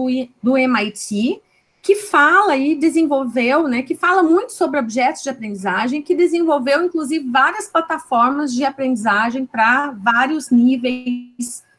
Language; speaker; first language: Portuguese; native; Portuguese